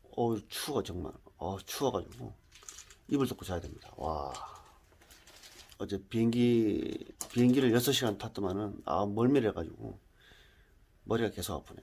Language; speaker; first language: Korean; native; Korean